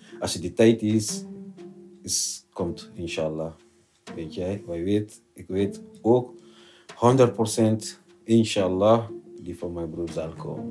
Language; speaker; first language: Dutch; non-native, learner; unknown